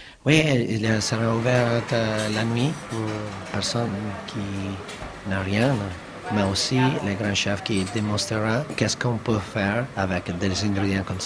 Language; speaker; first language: French; non-native, fluent; Italian